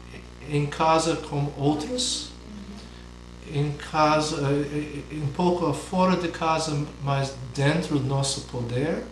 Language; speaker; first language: Portuguese; non-native, fluent; English